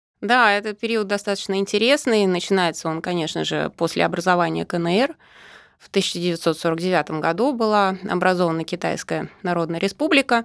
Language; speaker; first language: Russian; native; Russian